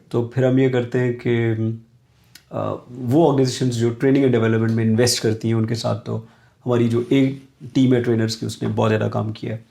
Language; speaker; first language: Urdu; non-native, local second language; Punjabi